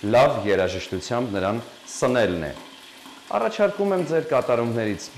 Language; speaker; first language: Armenian; native; Armenian